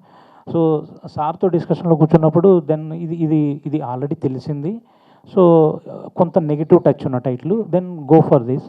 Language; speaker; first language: Telugu; native; Telugu